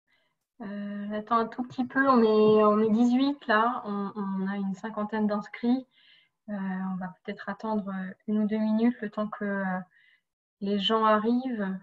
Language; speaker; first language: French; native; French